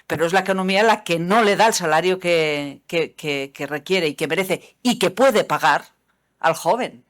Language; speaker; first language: Spanish; non-native, local second language; Catalan